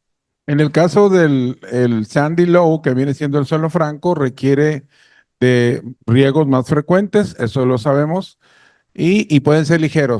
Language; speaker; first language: Spanish; native; Spanish